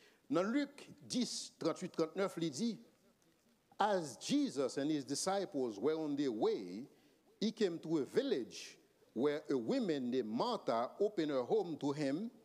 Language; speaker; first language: English; non-native, fluent; Haitian Creole